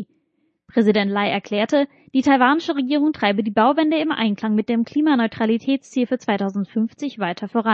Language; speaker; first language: German; native; German